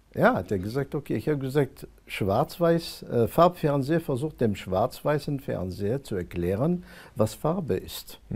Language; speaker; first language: German; non-native, fluent; Arabic